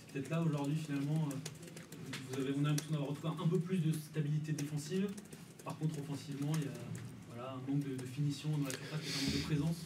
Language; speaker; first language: French; native; French